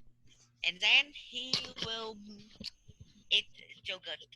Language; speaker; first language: English; non-native, learner; Vietnamese